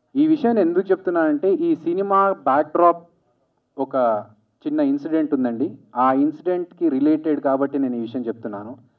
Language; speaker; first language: Telugu; native; Telugu